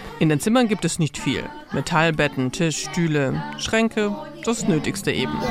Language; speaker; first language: German; early bilingual, other home language; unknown